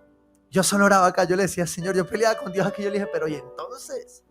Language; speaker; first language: Spanish; native; Spanish